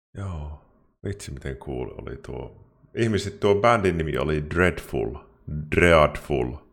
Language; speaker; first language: Finnish; native; Finnish